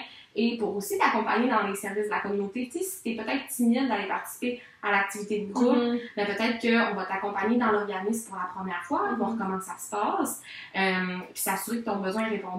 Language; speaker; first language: French; native; French